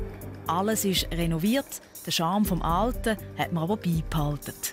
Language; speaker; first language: German; native; German